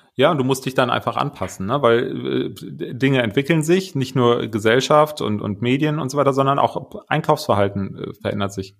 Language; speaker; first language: German; native; German